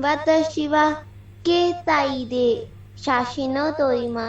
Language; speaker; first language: Japanese; non-native, learner; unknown